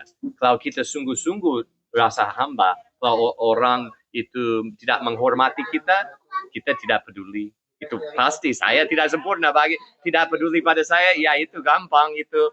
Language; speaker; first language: Indonesian; non-native, fluent; English